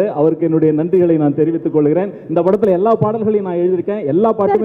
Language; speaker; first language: Tamil; native; Tamil